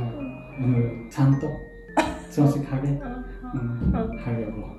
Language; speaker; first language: Korean; non-native, learner; Japanese